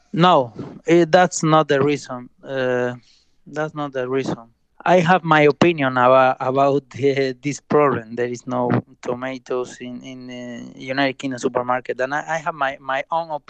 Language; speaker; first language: English; non-native, fluent; Spanish